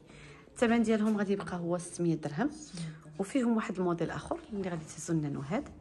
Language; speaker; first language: Arabic; native; Arabic